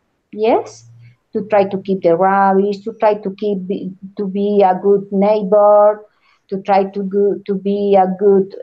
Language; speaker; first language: English; non-native, learner; Spanish